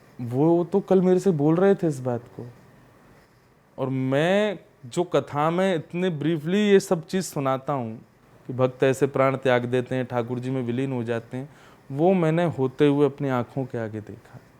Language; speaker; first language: Hindi; native; Hindi